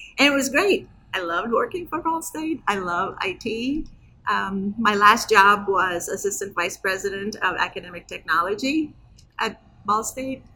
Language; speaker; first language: English; non-native, fluent; Turkish